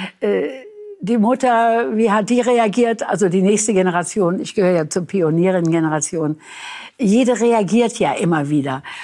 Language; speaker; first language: German; native; German